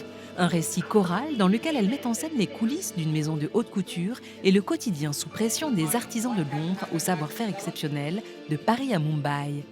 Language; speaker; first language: French; native; French